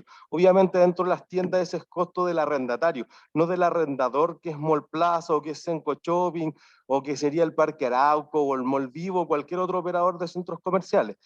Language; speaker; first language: Spanish; native; Spanish